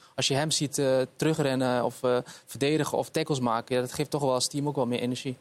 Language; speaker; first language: Dutch; early bilingual, other home language; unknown